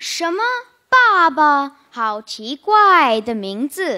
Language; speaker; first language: Chinese; non-native, learner; English